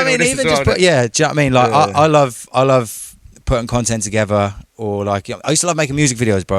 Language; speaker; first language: English; native; English